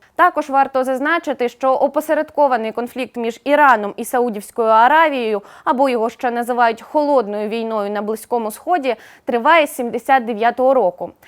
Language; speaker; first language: Ukrainian; native; Ukrainian